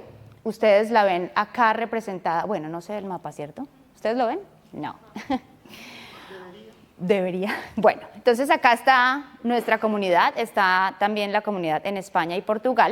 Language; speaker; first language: Spanish; native; Spanish